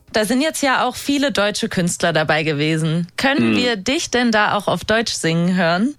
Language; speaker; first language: German; native; German